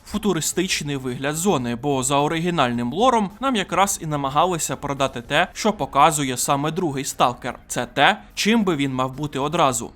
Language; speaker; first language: Ukrainian; native; Ukrainian